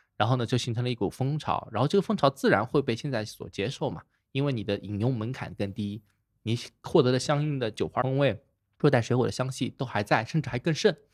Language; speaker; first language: Chinese; native; Chinese